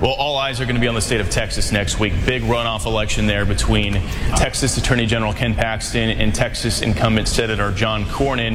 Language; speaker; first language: English; native; English